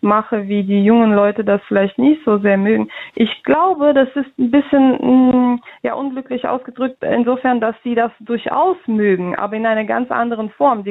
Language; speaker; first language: German; early bilingual, other home language; Russian